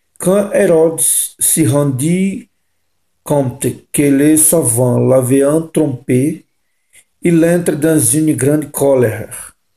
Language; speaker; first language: French; non-native, learner; Portuguese